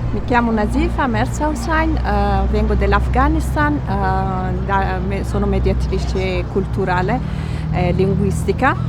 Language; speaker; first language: Italian; non-native, fluent; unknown